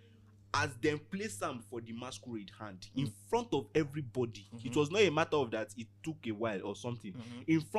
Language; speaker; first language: English; non-native, local second language; Yoruba